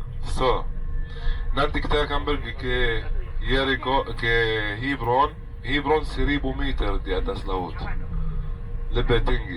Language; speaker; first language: Indonesian; non-native, fluent; Arabic